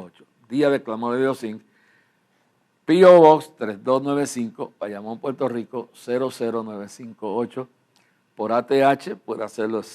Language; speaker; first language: Spanish; native; Spanish